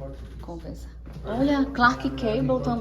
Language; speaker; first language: Portuguese; native; Portuguese